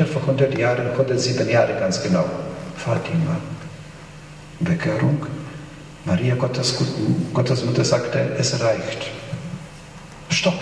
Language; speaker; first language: German; non-native, fluent; Polish